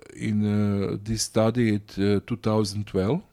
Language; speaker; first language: English; non-native, fluent; Croatian